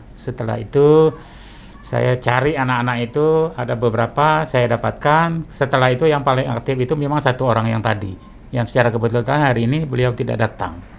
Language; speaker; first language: Indonesian; native; Indonesian